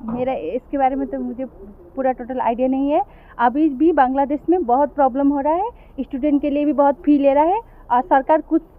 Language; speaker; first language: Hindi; non-native, learner; Bangla